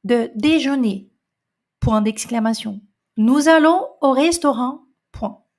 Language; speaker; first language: French; non-native, fluent; Portuguese